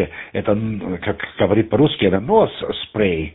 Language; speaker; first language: Russian; non-native, learner; German